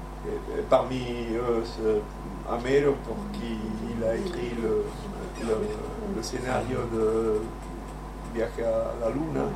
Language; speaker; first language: French; non-native, fluent; Spanish